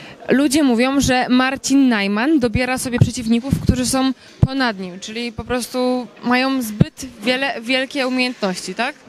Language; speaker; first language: Polish; native; Polish